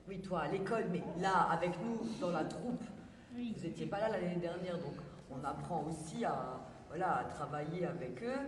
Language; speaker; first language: French; native; French